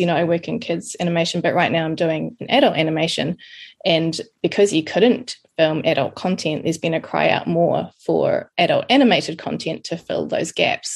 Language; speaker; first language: English; native; English